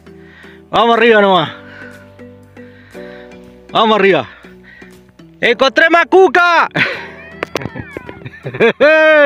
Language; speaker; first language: Spanish; native; Spanish